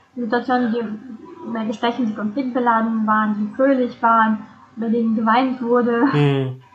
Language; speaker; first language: German; non-native, fluent; Russian